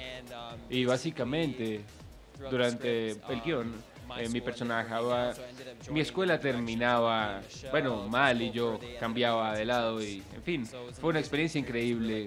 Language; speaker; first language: Spanish; non-native, fluent; English